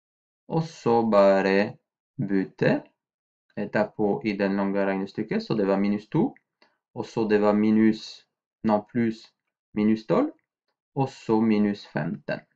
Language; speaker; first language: Norwegian; non-native, fluent; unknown